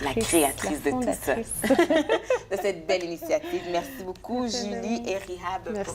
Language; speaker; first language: French; native; French